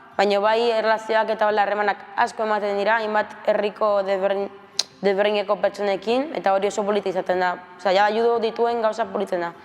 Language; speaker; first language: Basque; early bilingual, other home language; Spanish